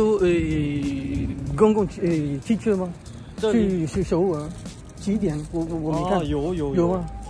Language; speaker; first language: Chinese; non-native, learner; French